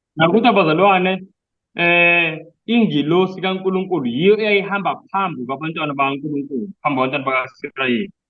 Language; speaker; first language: Zulu; non-native, local second language; Xhosa